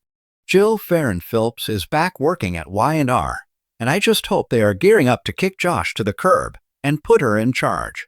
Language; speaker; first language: English; native; English